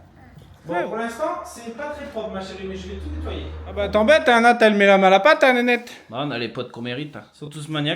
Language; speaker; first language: French; native; French